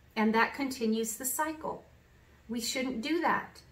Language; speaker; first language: English; native; English